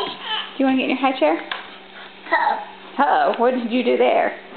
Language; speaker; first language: English; native; English